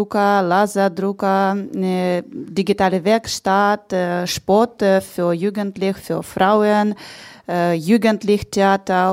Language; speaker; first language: German; non-native, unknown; Ukrainian